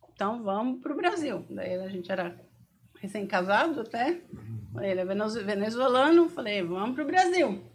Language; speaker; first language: Portuguese; native; Portuguese